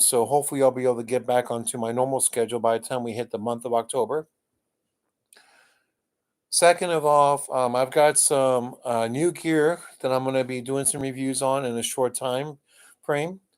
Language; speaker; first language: English; native; English